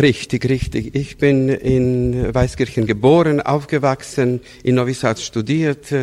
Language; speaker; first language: German; non-native, fluent; Serbian